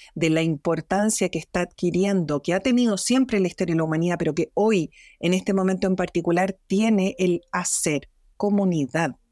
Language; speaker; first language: Spanish; native; Spanish